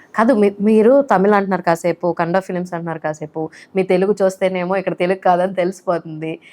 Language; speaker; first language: Telugu; native; Telugu